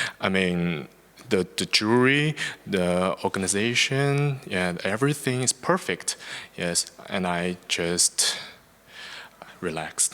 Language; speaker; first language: English; non-native, fluent; Chinese